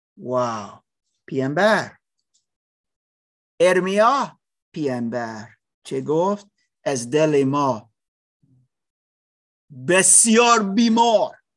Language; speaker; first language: Persian; non-native, learner; English